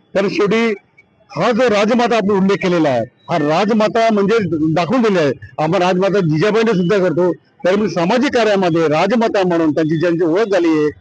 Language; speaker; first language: Marathi; non-native, local second language; Hindi